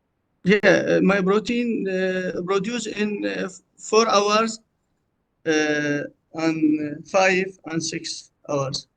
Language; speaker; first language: English; non-native, learner; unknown